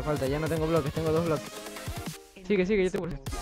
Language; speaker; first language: Spanish; native; Spanish